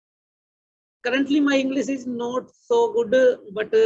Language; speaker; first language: English; non-native, learner; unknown